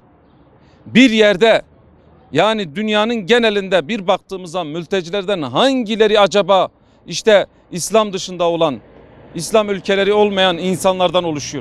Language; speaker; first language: Turkish; non-native, local second language; Kurdish